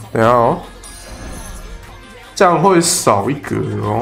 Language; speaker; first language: Chinese; native; Chinese